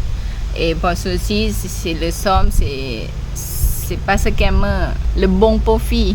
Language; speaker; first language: French; non-native, learner; Thai